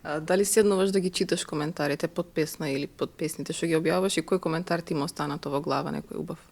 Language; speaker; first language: Macedonian; native; Macedonian